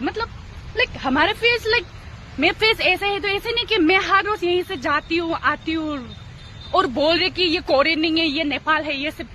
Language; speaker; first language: Hindi; non-native, local second language; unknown